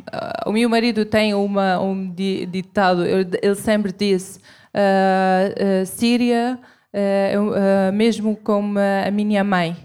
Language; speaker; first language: Portuguese; non-native, fluent; Arabic